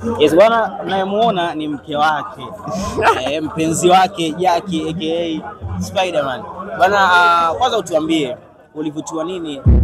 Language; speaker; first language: Swahili; native; Swahili